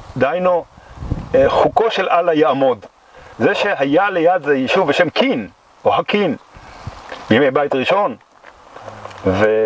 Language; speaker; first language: Hebrew; native; Hebrew